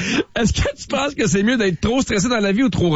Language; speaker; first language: French; native; French